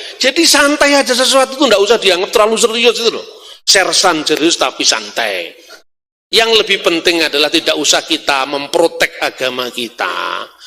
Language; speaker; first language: Indonesian; non-native, local second language; Javanese